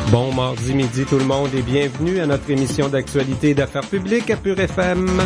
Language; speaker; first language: French; native; French